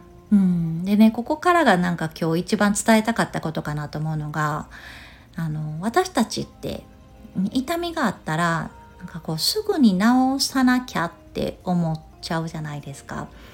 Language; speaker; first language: Japanese; native; Japanese